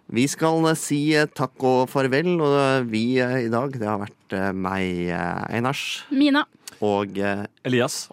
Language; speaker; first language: Norwegian; native; Norwegian